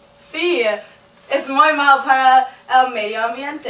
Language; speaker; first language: Spanish; non-native, learner; English